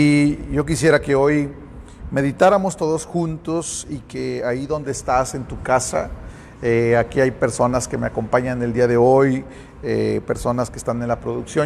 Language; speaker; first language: Spanish; native; Spanish